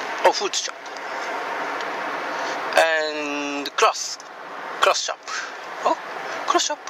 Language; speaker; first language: English; non-native, learner; Japanese